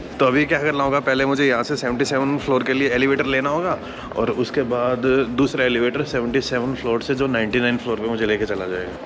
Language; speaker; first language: Hindi; native; Hindi